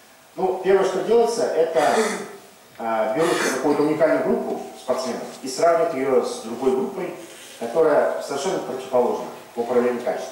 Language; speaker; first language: Russian; native; Russian